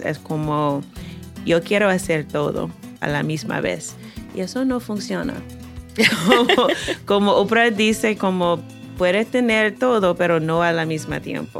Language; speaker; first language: Spanish; non-native, fluent; English